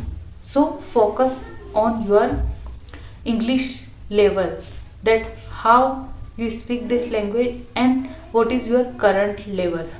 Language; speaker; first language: English; non-native, learner; Hindi